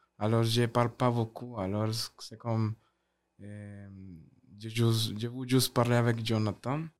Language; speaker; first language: French; non-native, learner; Spanish